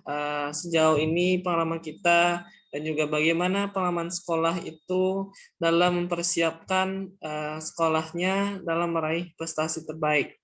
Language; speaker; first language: Indonesian; non-native, local second language; Minangkabau